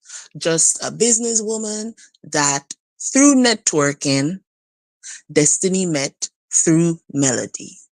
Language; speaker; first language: English; native; English